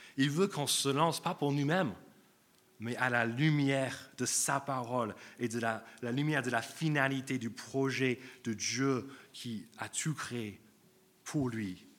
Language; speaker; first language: French; non-native, fluent; English